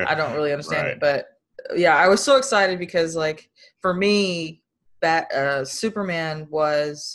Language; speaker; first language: English; native; English